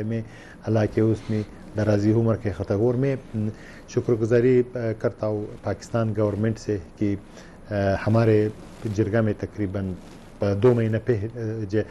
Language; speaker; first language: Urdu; non-native, learner; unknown